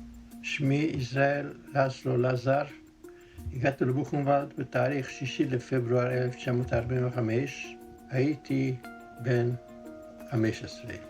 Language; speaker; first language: Hebrew; non-native, fluent; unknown